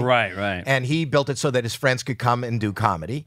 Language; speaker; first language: English; native; English